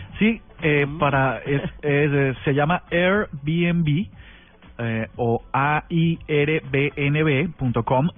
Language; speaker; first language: Spanish; native; Spanish